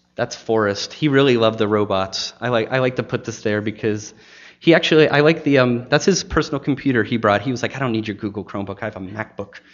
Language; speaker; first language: English; native; English